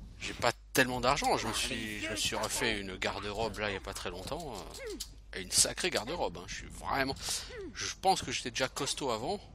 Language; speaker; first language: French; native; French